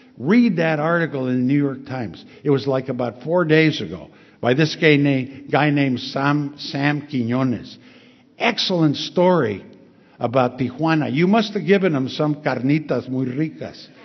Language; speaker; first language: English; early bilingual, other home language; Spanish